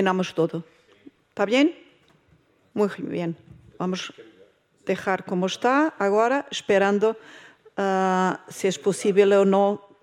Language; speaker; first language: Spanish; non-native, fluent; Portuguese